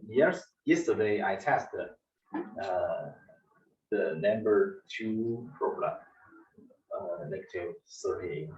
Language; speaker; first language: English; non-native, learner; Chinese